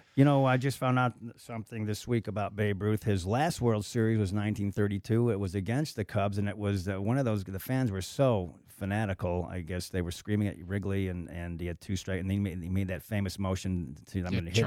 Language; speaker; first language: English; native; English